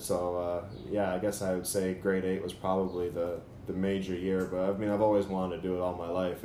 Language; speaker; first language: English; native; English